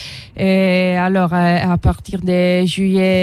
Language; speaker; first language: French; non-native, learner; Italian